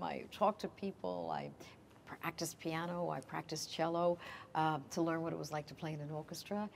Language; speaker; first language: English; native; English